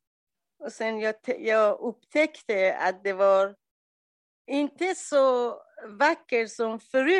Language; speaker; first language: Swedish; non-native, learner; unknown